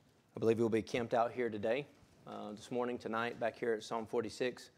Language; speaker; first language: English; native; English